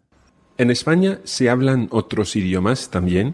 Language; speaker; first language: Spanish; non-native, fluent; English